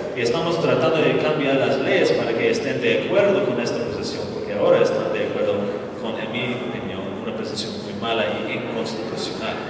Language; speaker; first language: Spanish; non-native, fluent; English